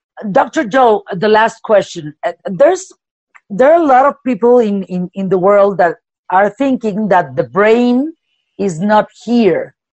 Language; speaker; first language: English; non-native, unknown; Spanish